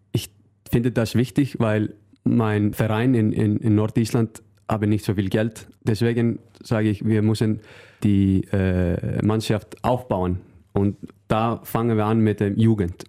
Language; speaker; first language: German; non-native, learner; Icelandic